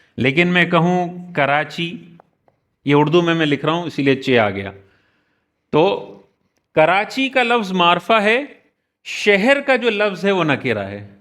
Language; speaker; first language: Urdu; native; Urdu